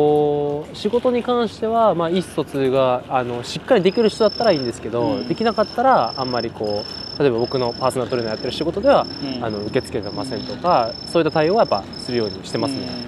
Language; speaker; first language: Japanese; native; Japanese